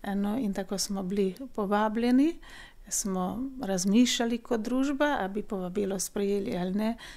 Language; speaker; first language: Slovenian; non-native, fluent; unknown